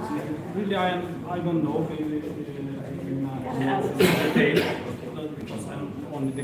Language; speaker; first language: English; non-native, fluent; Turkish